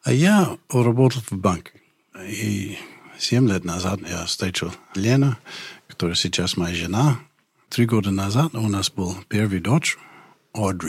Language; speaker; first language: Russian; non-native, learner; English